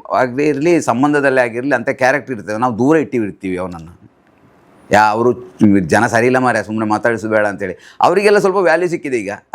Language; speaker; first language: Kannada; non-native, local second language; Tulu